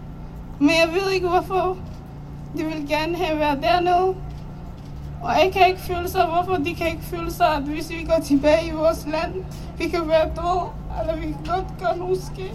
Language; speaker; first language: Danish; non-native, learner; Somali